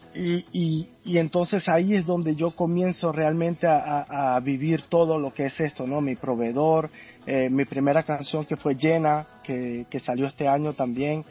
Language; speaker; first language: Spanish; native; Spanish